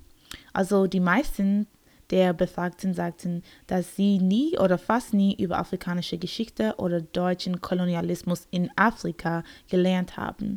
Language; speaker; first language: German; non-native, learner; English